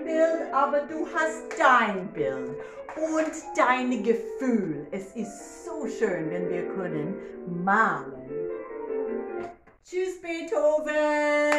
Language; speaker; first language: German; non-native, learner; English